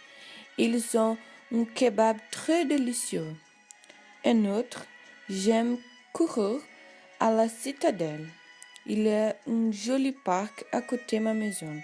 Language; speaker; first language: French; non-native, learner; Portuguese